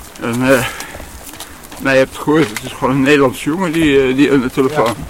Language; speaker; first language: Dutch; early bilingual, other home language; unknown